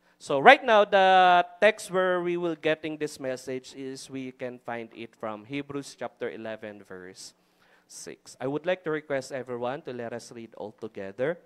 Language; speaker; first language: English; non-native, local second language; Filipino